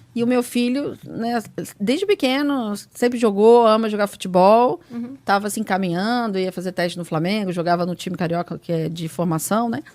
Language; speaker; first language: Portuguese; native; Portuguese